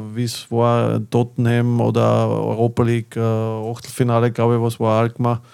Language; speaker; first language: German; native; German